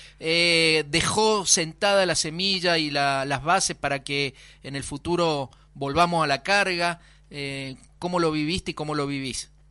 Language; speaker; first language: Spanish; native; Spanish